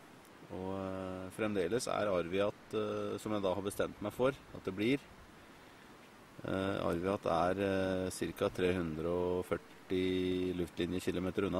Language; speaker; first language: Norwegian; native; Norwegian